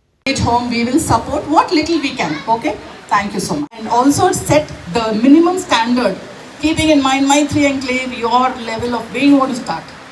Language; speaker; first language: English; non-native, local second language; Telugu